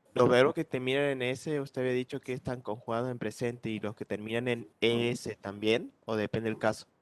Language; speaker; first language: Spanish; native; Spanish